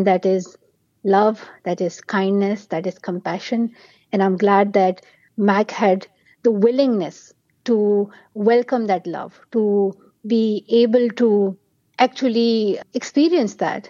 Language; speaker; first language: English; non-native, local second language; Pashto